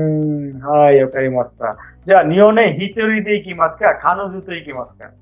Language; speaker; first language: Japanese; non-native, fluent; Bangla